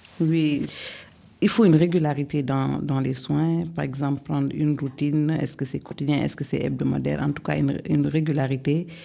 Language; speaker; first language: French; non-native, local second language; Wolof